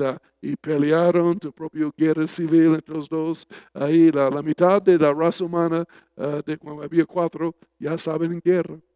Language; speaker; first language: Spanish; non-native, fluent; English